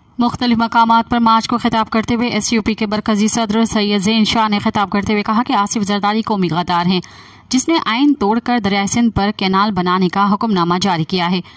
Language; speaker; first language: Urdu; non-native, local second language; Sindhi